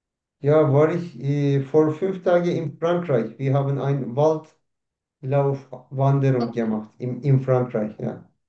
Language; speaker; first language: German; non-native, learner; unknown